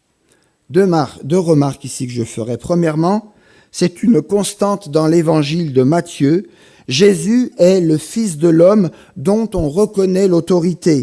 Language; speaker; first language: French; native; French